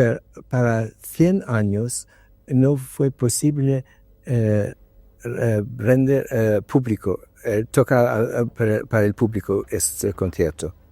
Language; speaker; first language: Spanish; non-native, learner; English